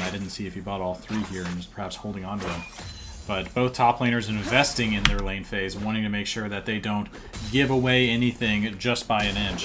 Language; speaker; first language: English; native; English